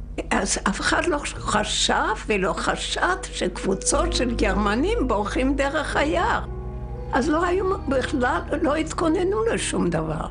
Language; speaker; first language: Hebrew; non-native, fluent; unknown